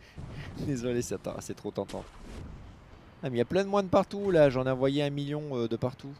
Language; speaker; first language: French; native; French